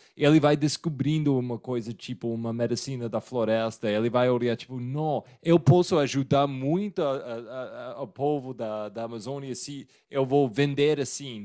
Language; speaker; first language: Portuguese; non-native, fluent; English